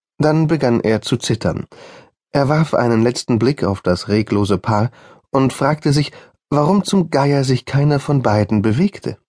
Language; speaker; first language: German; native; German